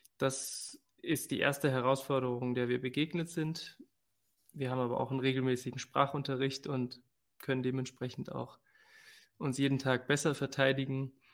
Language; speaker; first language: German; early bilingual, other home language; Spanish